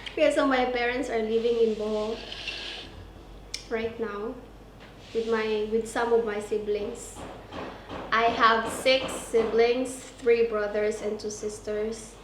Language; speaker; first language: English; non-native, local second language; Cebuano